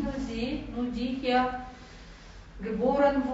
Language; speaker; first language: German; non-native, fluent; Russian